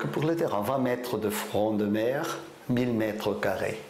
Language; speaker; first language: French; non-native, fluent; Portuguese